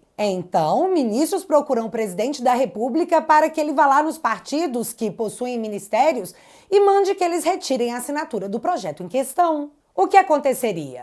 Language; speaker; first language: Portuguese; native; Portuguese